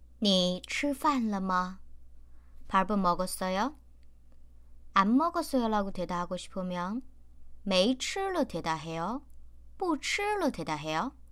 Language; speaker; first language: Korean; non-native, fluent; Chinese